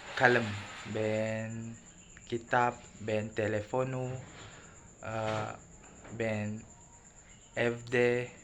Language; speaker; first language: Turkish; non-native, learner; Filipino